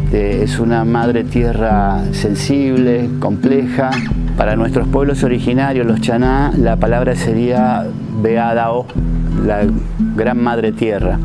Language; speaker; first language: Spanish; native; Spanish